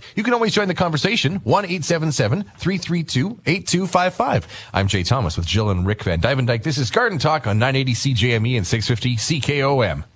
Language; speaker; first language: English; native; English